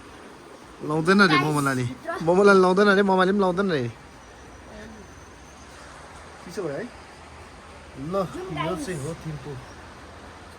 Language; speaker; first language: Nepali; non-native, local second language; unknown